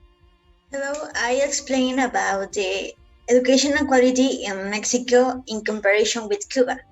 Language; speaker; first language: English; non-native, learner; Spanish